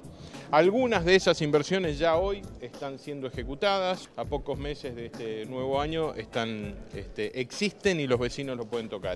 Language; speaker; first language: Spanish; native; Spanish